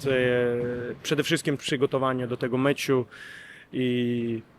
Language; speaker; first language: Polish; non-native, learner; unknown